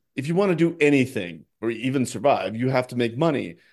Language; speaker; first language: English; non-native, fluent; Norwegian